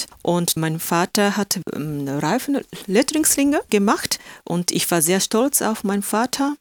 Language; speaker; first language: German; non-native, fluent; Japanese